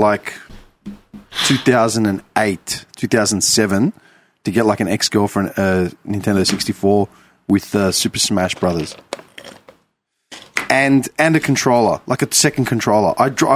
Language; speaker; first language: English; non-native, local second language; Greek